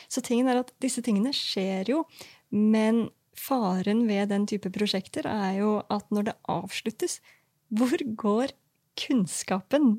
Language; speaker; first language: Norwegian; native; Norwegian